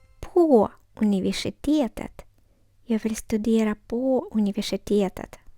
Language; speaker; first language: Swedish; non-native, fluent; Ukrainian